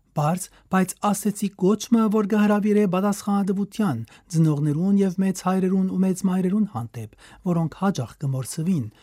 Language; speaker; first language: Armenian; native; Armenian